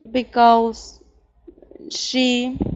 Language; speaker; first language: English; non-native, learner; Spanish